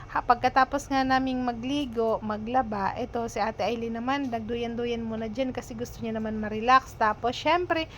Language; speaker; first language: Filipino; non-native, local second language; Bikol